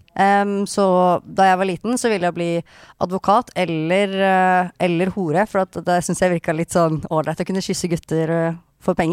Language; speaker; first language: Norwegian; native; Norwegian